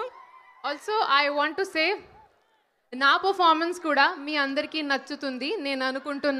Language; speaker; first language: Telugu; non-native, learner; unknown